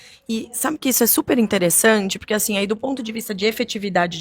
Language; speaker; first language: Portuguese; native; Portuguese